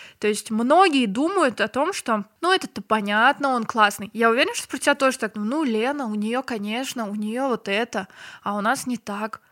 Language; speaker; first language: Russian; non-native, local second language; Turkmen